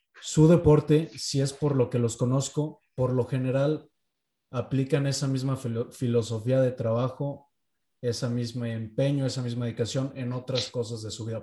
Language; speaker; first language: Spanish; native; Spanish